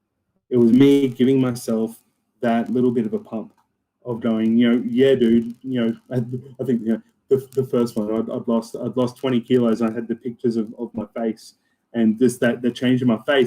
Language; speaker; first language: English; native; English